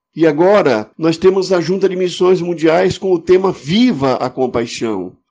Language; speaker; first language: Portuguese; non-native, fluent; Ukrainian